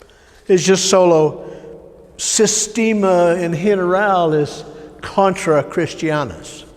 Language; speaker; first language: Spanish; non-native, learner; English